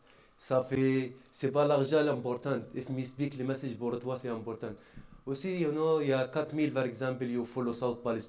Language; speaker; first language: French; non-native, learner; Arabic